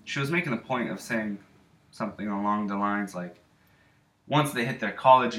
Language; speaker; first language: English; native; English